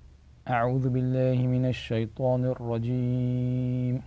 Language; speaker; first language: Arabic; non-native, learner; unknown